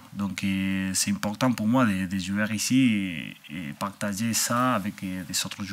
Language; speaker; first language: French; non-native, fluent; English